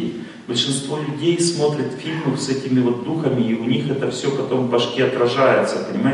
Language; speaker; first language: Russian; native; Russian